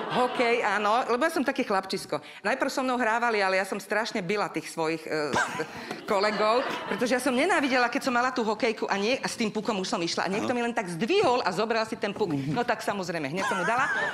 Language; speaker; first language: Slovak; native; Slovak